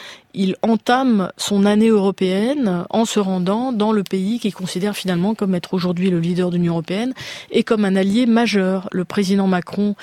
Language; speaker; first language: French; native; French